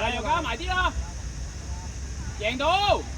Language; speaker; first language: Cantonese; native; Cantonese